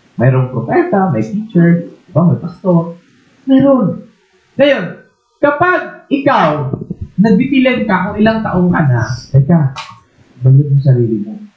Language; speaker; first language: Filipino; non-native, local second language; Waray